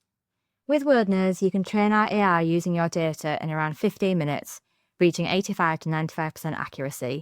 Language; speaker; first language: English; native; English